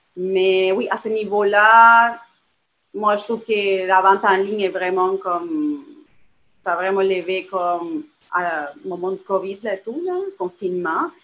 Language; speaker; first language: French; non-native, fluent; Spanish